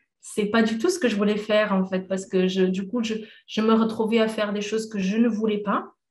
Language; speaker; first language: French; non-native, fluent; Portuguese